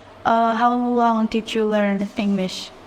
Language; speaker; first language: English; non-native, fluent; Indonesian